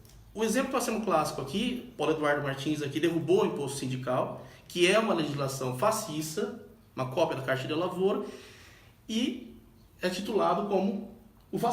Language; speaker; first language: Portuguese; native; Portuguese